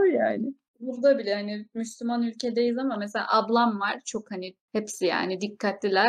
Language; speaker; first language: Turkish; native; Turkish